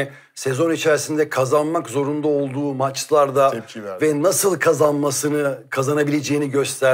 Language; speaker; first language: Turkish; native; Turkish